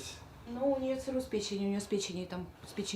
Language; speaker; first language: Russian; native; Russian